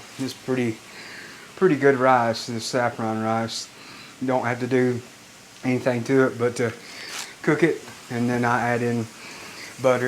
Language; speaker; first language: English; native; English